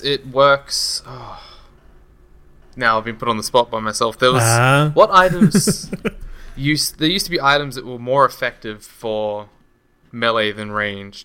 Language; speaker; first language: English; native; English